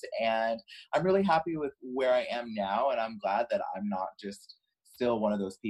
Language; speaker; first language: English; native; English